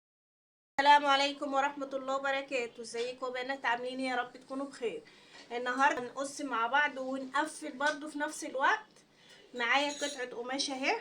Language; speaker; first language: Arabic; native; Arabic